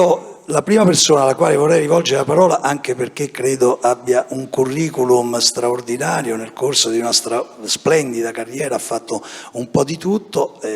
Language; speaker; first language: Italian; native; Italian